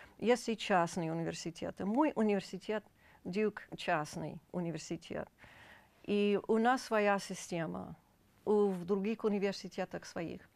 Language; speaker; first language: Russian; non-native, fluent; English